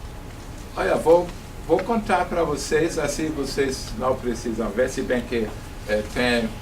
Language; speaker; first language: Portuguese; non-native, fluent; German